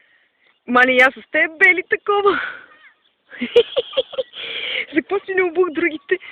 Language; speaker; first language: Bulgarian; native; Bulgarian